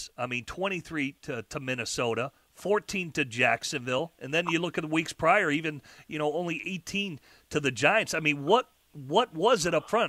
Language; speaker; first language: English; native; English